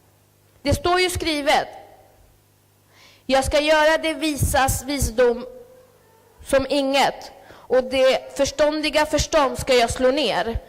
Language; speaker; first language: Swedish; early bilingual, other home language; Spanish